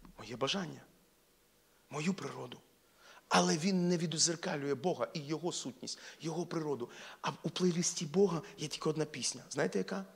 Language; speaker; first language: Ukrainian; non-native, local second language; Russian